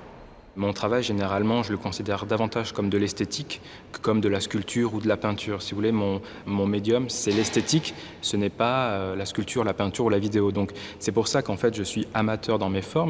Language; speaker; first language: French; native; French